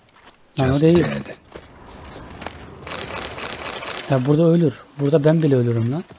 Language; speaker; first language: Turkish; native; Turkish